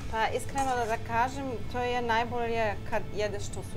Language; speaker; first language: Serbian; non-native, learner; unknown